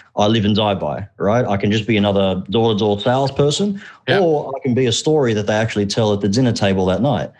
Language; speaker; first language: English; early bilingual, other home language; Arabic